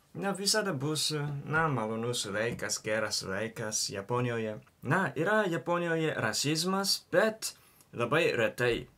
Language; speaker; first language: Lithuanian; non-native, learner; Japanese